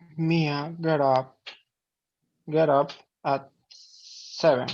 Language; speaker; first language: English; non-native, learner; Spanish